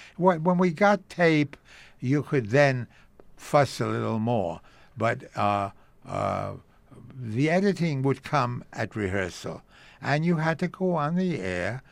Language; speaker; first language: English; early bilingual, other home language; Yiddish